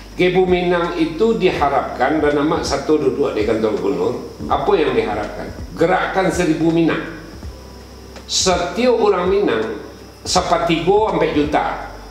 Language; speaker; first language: Malay; non-native, local second language; Minangkabau